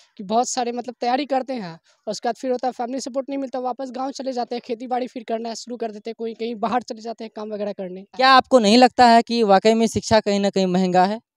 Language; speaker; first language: Hindi; native; Hindi